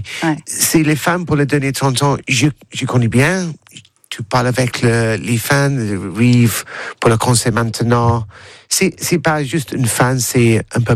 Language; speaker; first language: French; non-native, learner; English